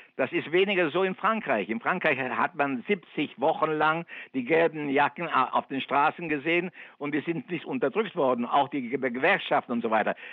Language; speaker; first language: German; non-native, fluent; Italian